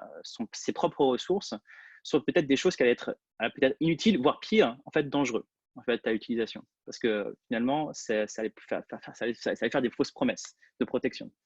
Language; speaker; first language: French; native; French